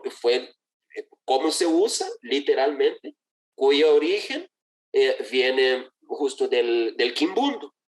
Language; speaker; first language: Spanish; non-native, fluent; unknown